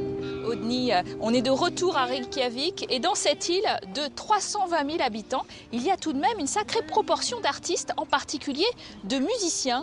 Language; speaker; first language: French; native; French